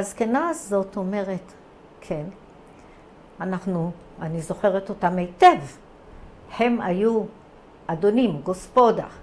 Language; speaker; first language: Hebrew; early bilingual, other home language; Croatian